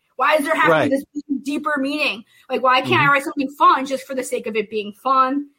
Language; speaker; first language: English; native; English